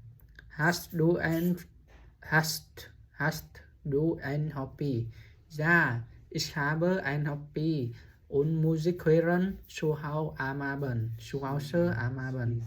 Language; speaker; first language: German; non-native, learner; Vietnamese